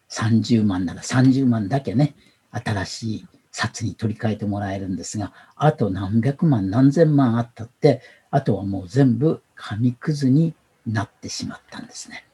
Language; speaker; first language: Japanese; native; Japanese